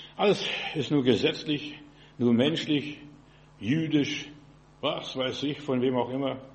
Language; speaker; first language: German; non-native, fluent; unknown